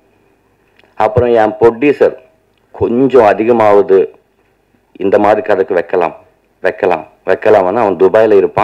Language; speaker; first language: Tamil; non-native, learner; Telugu